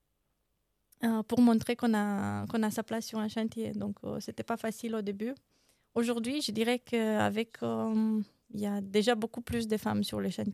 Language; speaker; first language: French; non-native, fluent; Romanian